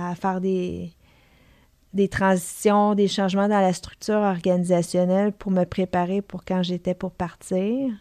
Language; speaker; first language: French; native; French